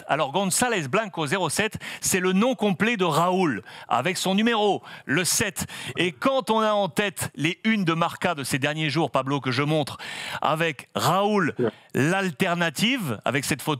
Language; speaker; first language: French; native; French